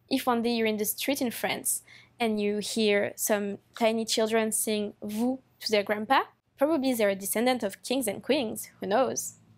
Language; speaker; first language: English; non-native, fluent; French